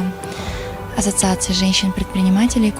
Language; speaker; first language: Russian; native; Russian